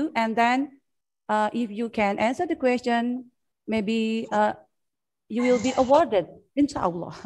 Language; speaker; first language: English; non-native, fluent; Indonesian